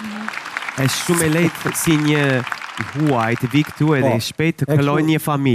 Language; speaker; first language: Albanian; non-native, learner; English